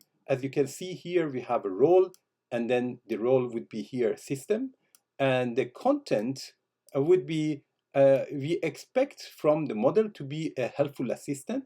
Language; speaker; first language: English; non-native, fluent; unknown